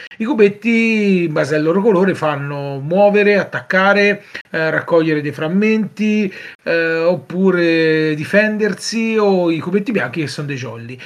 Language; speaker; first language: Italian; native; Italian